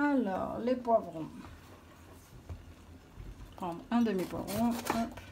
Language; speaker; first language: French; native; French